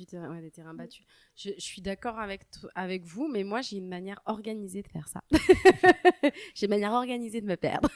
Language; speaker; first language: French; native; French